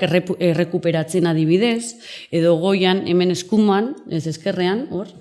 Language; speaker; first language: Basque; native; Basque